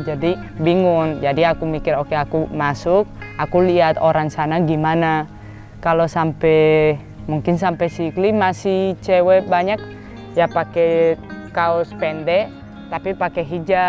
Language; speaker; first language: Indonesian; non-native, fluent; Basque